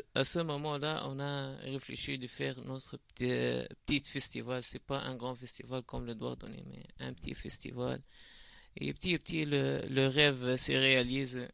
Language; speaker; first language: French; non-native, learner; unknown